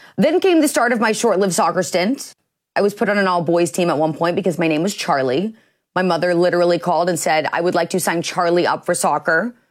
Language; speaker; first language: English; native; English